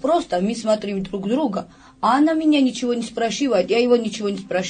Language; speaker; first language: Russian; non-native, fluent; Georgian